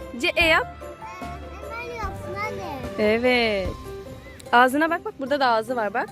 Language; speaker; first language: Turkish; native; Turkish